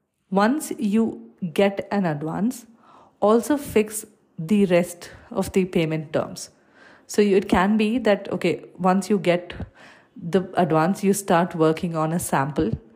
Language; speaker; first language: English; non-native, local second language; Malayalam